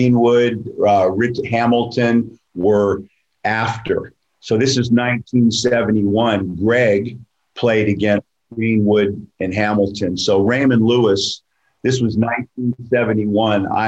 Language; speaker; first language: English; native; English